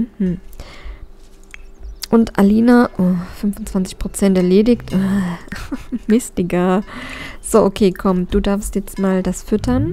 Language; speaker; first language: German; native; German